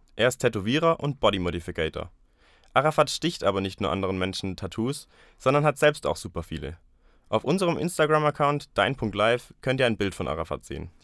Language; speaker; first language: German; native; German